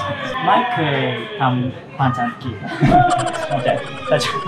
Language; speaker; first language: Thai; non-native, fluent; Japanese